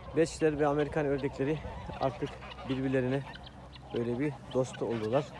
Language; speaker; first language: Turkish; native; Turkish